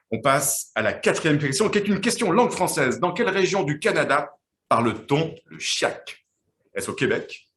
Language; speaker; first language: French; native; French